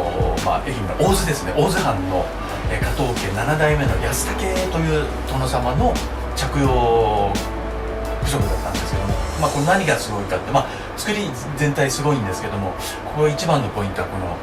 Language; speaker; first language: Japanese; native; Japanese